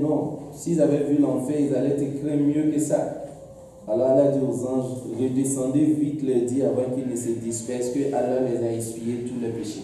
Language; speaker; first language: French; non-native, local second language; Dyula